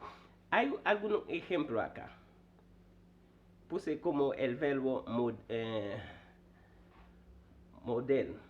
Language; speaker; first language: Spanish; non-native, fluent; Haitian Creole